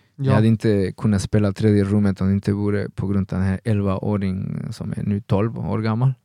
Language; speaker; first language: Swedish; non-native, fluent; Spanish